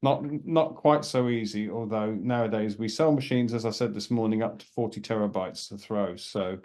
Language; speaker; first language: English; native; English